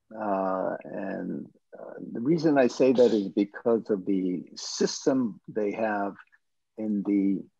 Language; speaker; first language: English; non-native, fluent; Japanese